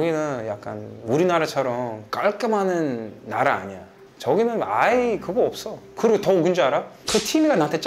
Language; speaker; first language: Korean; non-native, fluent; English